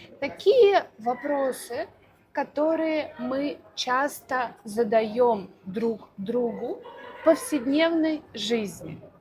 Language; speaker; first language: Russian; native; Russian